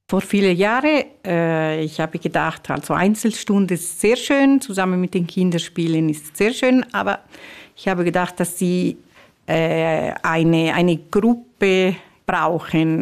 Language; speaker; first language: German; non-native, fluent; Italian